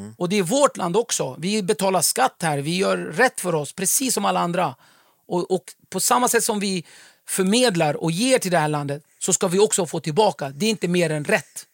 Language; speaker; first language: Swedish; early bilingual, other home language; Kurdish